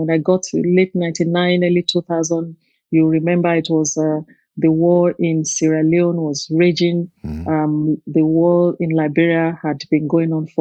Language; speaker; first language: English; non-native, local second language; Yoruba